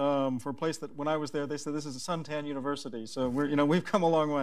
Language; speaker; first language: English; native; English